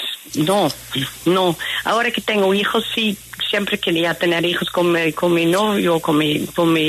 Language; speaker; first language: Spanish; non-native, fluent; Dutch